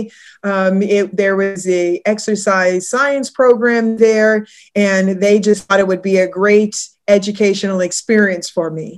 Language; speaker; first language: English; native; English